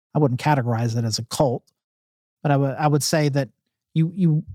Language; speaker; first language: English; native; English